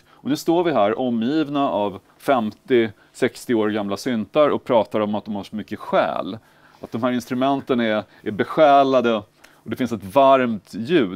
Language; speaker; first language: Swedish; native; Swedish